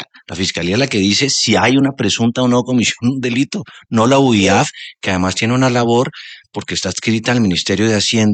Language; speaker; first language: Spanish; native; Spanish